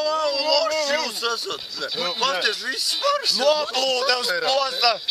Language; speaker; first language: Latvian; native; Latvian